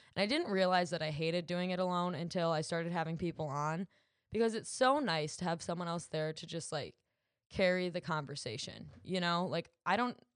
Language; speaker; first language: English; native; English